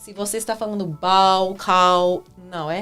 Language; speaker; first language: Portuguese; non-native, fluent; English